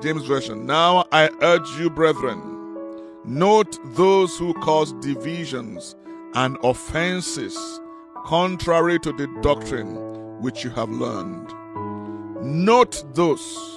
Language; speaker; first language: English; non-native, local second language; Yoruba